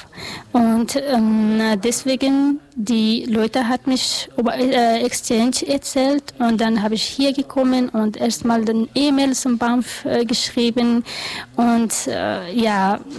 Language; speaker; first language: German; non-native, learner; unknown